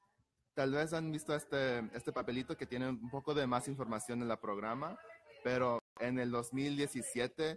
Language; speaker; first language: Spanish; early bilingual, heritage; Spanish